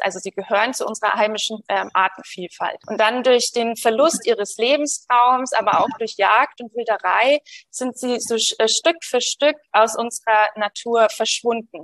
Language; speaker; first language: German; native; German